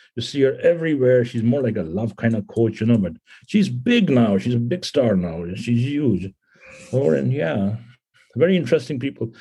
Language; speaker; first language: English; non-native, local second language; Punjabi